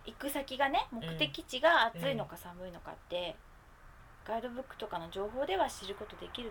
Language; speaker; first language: Japanese; native; Japanese